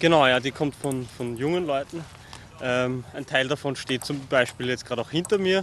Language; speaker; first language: German; native; German